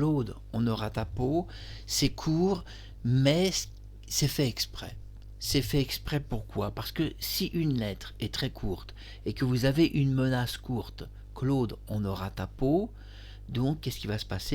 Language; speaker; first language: French; native; French